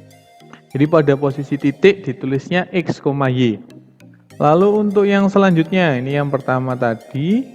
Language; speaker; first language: Indonesian; native; Indonesian